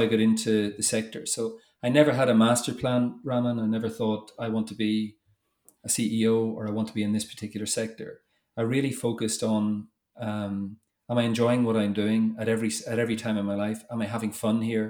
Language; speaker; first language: English; native; English